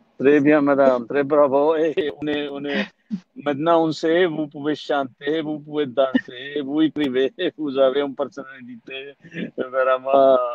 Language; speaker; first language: French; non-native, learner; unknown